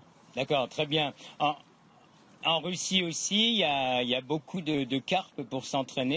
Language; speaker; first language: French; native; French